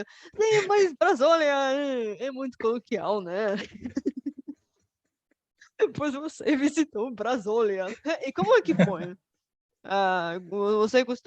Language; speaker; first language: Portuguese; non-native, fluent; Bulgarian